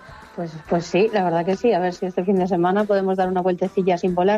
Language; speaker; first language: Spanish; native; Spanish